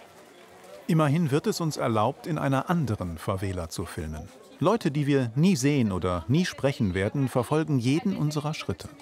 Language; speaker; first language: German; native; German